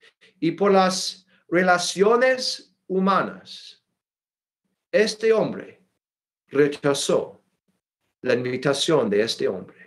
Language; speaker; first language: Spanish; non-native, fluent; English